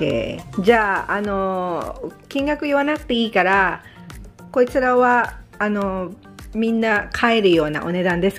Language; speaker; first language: Japanese; non-native, learner; Filipino